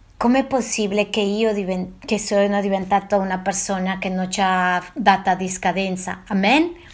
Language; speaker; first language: Italian; non-native, fluent; Spanish